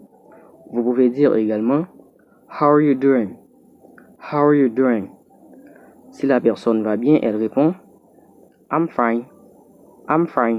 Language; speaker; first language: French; non-native, local second language; Haitian Creole